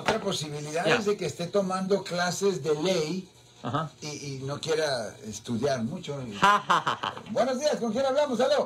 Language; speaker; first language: Spanish; native; Spanish